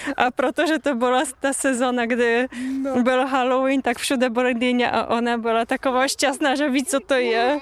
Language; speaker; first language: Czech; non-native, fluent; Polish